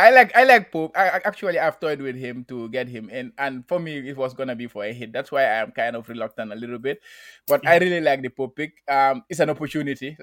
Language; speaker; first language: English; non-native, local second language; Wolof